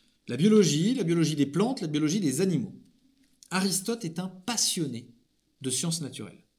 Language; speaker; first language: French; native; French